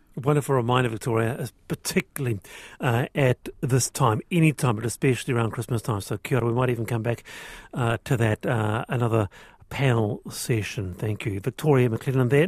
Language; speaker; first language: English; native; English